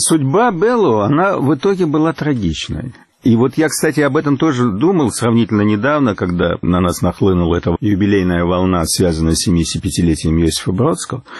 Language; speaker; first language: Russian; native; Russian